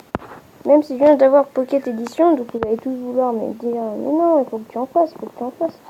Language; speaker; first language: French; native; French